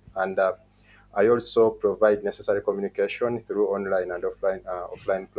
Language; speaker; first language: English; non-native, local second language; Ganda